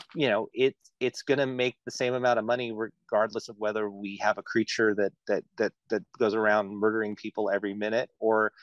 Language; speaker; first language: English; native; English